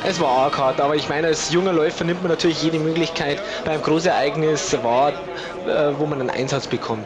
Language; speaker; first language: German; native; German